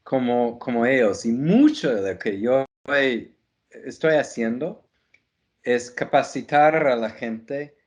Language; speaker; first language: Spanish; non-native, fluent; English